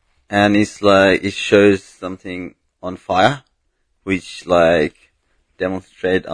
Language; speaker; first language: English; non-native, local second language; Bangla